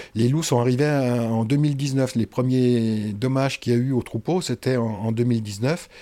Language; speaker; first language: French; native; French